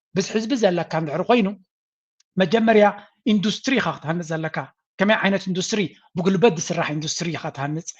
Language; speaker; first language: Tigrinya; native; Tigrinya